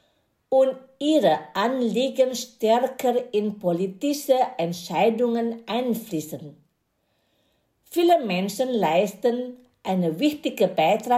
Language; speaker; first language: German; non-native, fluent; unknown